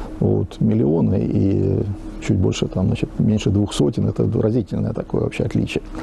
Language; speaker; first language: Russian; native; Russian